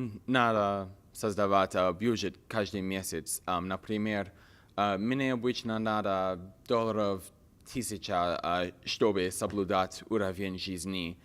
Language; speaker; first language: Russian; non-native, learner; English